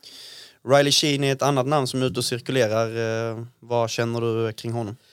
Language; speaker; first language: Swedish; native; Swedish